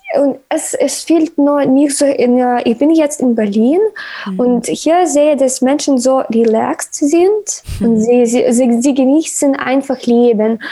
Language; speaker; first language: German; non-native, fluent; Ukrainian